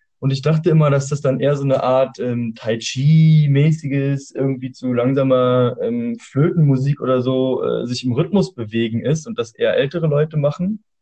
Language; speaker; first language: German; native; German